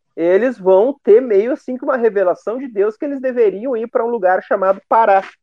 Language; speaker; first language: Portuguese; native; Portuguese